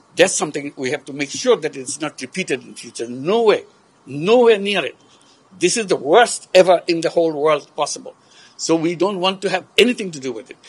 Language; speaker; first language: English; non-native, local second language; Bangla